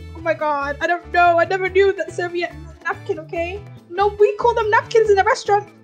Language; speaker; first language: English; native; English